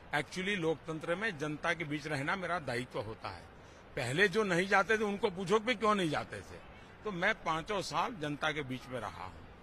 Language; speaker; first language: Hindi; non-native, local second language; Gujarati